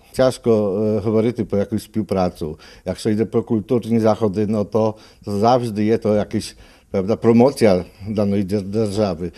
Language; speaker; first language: Polish; non-native, learner; Ukrainian